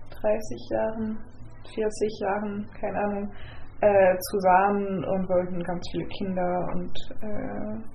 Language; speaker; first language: German; non-native, fluent; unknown